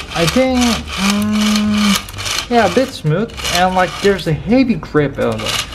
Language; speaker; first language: English; non-native, local second language; Chinese